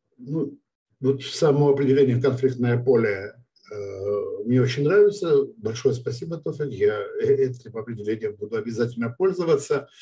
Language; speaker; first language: Russian; non-native, local second language; Georgian